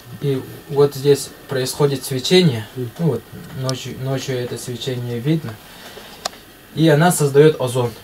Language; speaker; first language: Russian; native; Russian